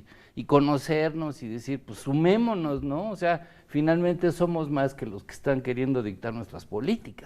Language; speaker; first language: Spanish; native; Spanish